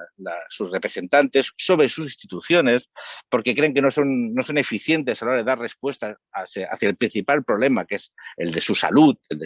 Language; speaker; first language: Spanish; native; Spanish